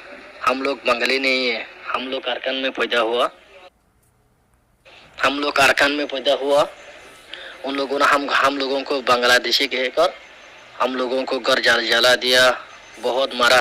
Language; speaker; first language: Hindi; non-native, learner; Rohingya